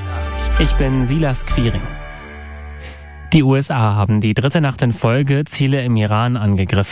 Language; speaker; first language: German; native; German